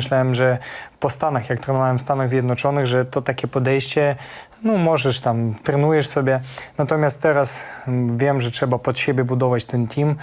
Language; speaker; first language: Polish; non-native, fluent; Ukrainian